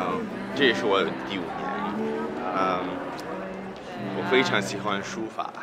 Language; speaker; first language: Chinese; non-native, learner; English